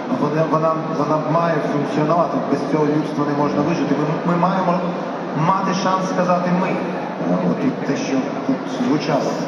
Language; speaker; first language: Ukrainian; native; Ukrainian